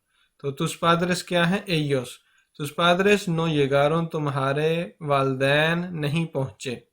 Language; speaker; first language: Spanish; non-native, fluent; Urdu